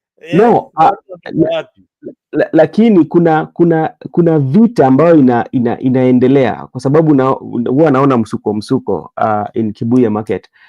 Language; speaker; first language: Swahili; non-native, local second language; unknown